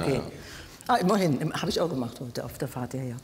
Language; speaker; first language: German; native; German